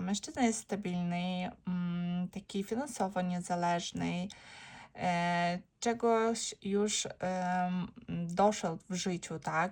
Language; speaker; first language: Polish; non-native, learner; Ukrainian